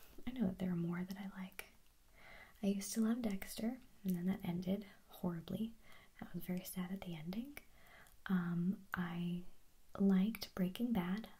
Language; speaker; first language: English; native; English